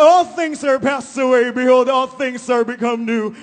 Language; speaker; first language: English; non-native, local second language; Filipino